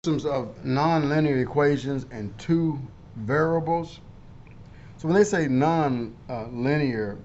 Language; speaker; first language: English; native; English